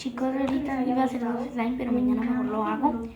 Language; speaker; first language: Spanish; native; Spanish